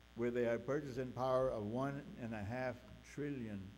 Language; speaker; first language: English; early bilingual, other home language; Spanish